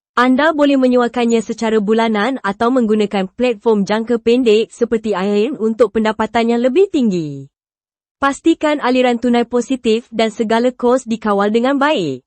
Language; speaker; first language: Malay; native; Malay